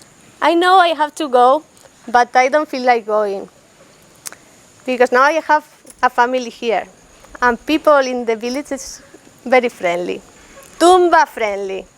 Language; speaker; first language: English; non-native, learner; Spanish